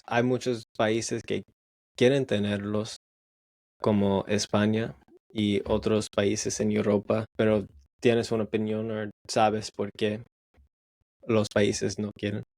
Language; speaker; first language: Spanish; non-native, learner; English